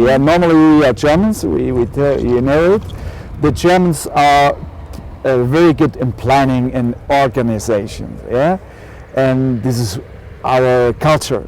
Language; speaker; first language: English; non-native, learner; German